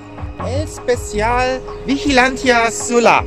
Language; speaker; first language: Spanish; non-native, learner; German